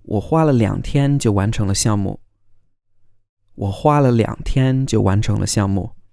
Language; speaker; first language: Chinese; non-native, fluent; English